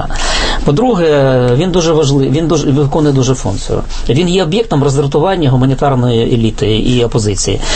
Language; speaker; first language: Ukrainian; native; Ukrainian